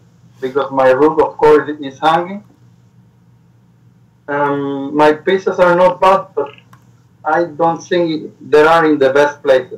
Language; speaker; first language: English; non-native, learner; Spanish